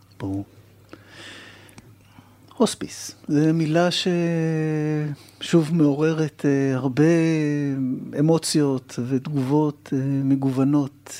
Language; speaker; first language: Hebrew; native; Hebrew